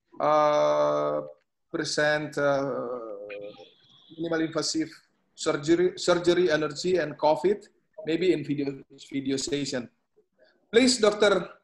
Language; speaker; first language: English; non-native, learner; Indonesian